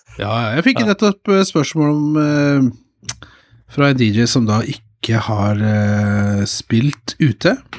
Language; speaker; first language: Norwegian; native; Norwegian